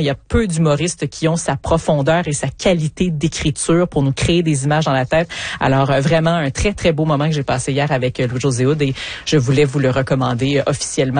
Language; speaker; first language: French; native; French